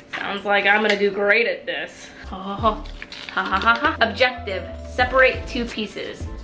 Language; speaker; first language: English; native; English